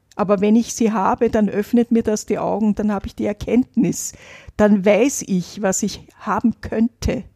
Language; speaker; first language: German; native; German